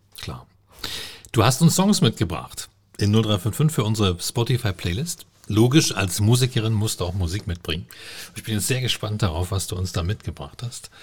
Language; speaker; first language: German; native; German